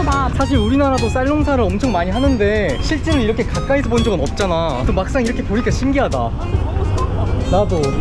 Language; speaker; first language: Korean; native; Korean